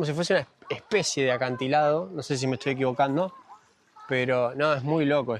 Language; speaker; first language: Spanish; native; Spanish